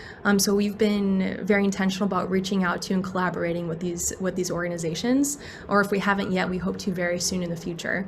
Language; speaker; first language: English; native; English